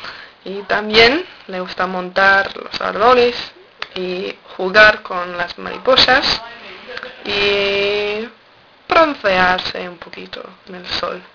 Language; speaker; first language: Spanish; non-native, learner; English